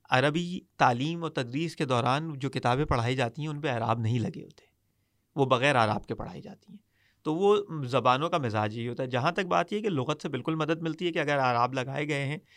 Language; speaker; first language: Urdu; native; Urdu